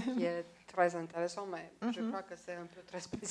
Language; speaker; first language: French; non-native, fluent; Romanian